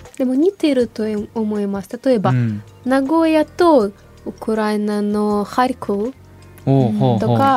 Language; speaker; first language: Japanese; non-native, fluent; Ukrainian